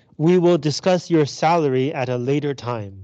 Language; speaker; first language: English; non-native, fluent; Chinese